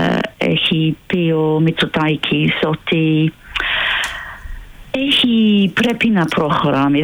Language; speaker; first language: Greek; non-native, fluent; English